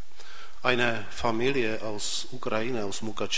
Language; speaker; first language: German; non-native, fluent; Czech